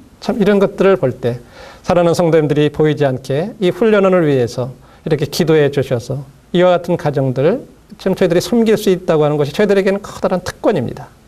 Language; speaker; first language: Korean; native; Korean